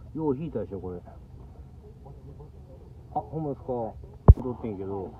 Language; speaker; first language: Japanese; native; Japanese